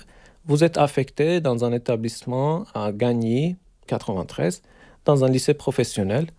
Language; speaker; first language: French; non-native, fluent; Turkish